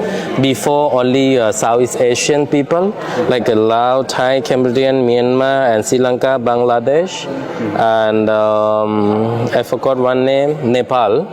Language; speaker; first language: English; non-native, fluent; Lao